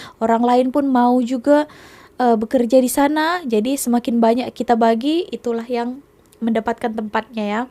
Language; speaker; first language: Indonesian; native; Indonesian